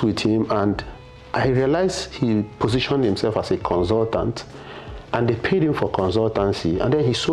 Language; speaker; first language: English; non-native, local second language; Igbo